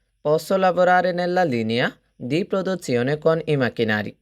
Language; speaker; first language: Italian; non-native, fluent; Bangla